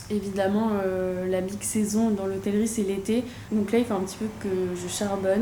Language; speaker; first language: French; native; French